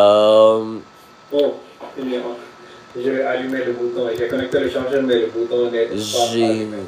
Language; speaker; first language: French; non-native, fluent; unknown